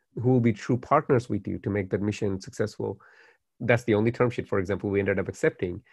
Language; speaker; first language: English; non-native, local second language; Bangla